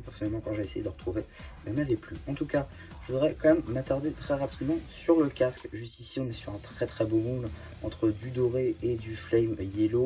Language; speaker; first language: French; native; French